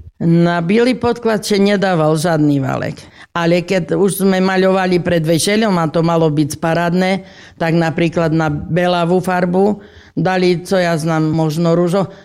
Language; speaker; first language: Slovak; native; Slovak